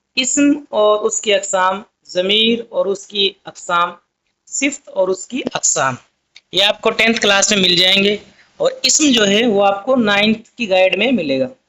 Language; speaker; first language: Urdu; native; Urdu